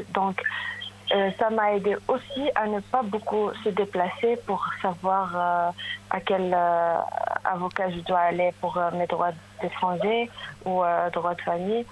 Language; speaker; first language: French; non-native, local second language; Arabic